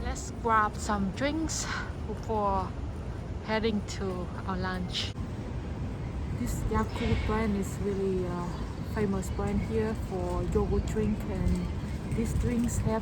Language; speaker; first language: English; non-native, fluent; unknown